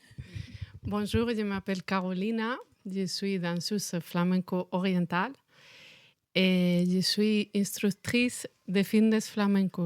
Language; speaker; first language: French; non-native, fluent; Spanish